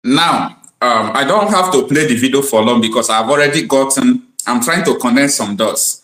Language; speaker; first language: English; non-native, local second language; Igbo